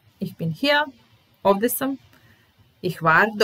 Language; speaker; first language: German; non-native, fluent; Serbian